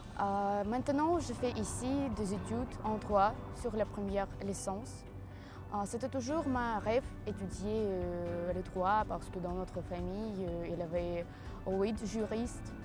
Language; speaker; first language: French; non-native, learner; Ukrainian